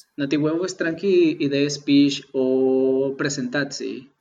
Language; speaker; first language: Czech; non-native, learner; Spanish